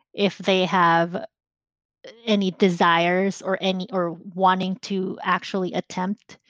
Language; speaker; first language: English; non-native, local second language; Filipino